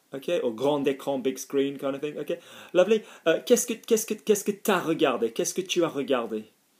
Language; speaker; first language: French; non-native, fluent; English